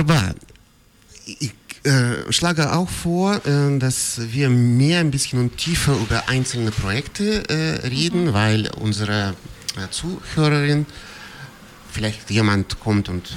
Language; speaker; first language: German; non-native, fluent; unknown